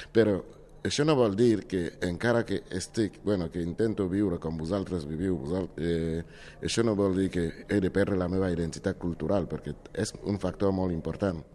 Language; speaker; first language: Catalan; non-native, fluent; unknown